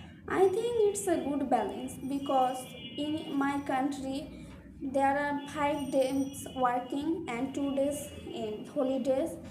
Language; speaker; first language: English; non-native, learner; Bangla